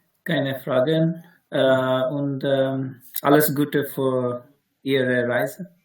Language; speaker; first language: German; non-native, learner; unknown